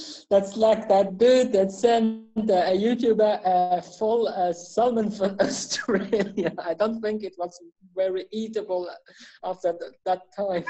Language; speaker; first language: English; non-native, fluent; German